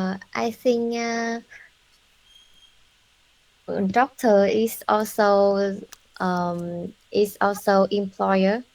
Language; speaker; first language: English; non-native, learner; Vietnamese